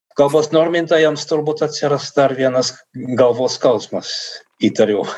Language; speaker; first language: Lithuanian; non-native, fluent; Dutch